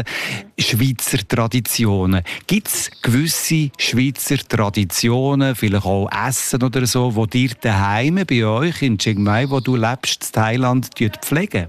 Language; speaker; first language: German; native; German